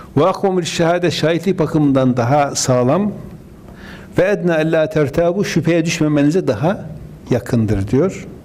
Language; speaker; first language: Turkish; native; Turkish